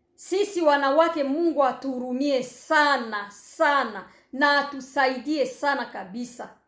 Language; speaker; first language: Swahili; native; Swahili